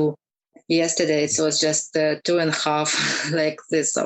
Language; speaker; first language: English; non-native, learner; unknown